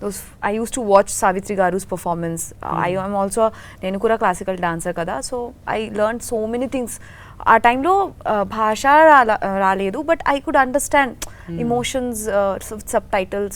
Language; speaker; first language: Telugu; non-native, learner; Bangla